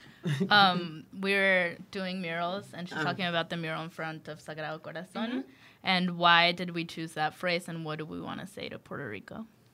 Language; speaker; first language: English; early bilingual, other home language; Spanish